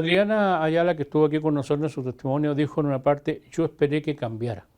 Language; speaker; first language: Spanish; native; Spanish